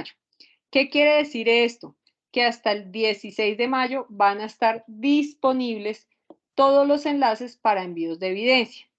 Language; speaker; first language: Spanish; native; Spanish